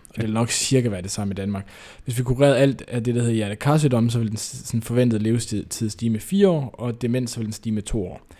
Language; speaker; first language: Danish; native; Danish